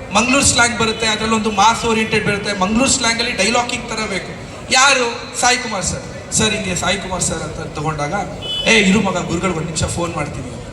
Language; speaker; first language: Kannada; native; Kannada